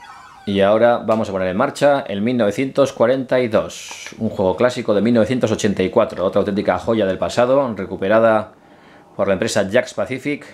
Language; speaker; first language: Spanish; native; Spanish